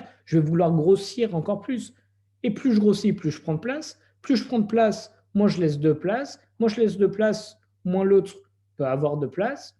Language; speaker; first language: French; native; French